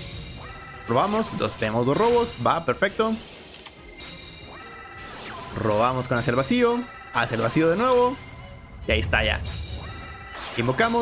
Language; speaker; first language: Spanish; native; Spanish